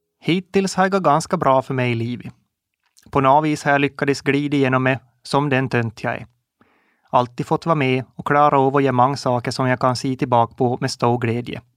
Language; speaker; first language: Swedish; native; Swedish